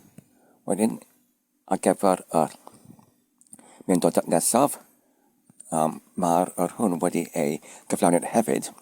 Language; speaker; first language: Welsh; non-native, fluent; English